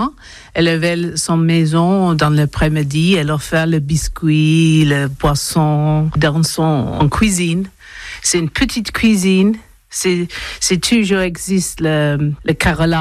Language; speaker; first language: French; non-native, learner; English